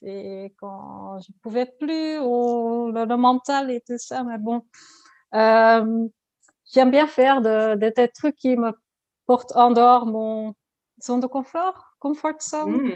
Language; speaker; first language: French; non-native, learner; Dutch